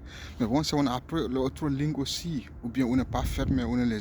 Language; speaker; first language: French; non-native, learner; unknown